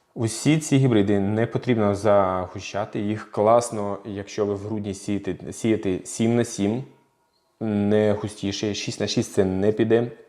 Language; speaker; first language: Ukrainian; non-native, local second language; Russian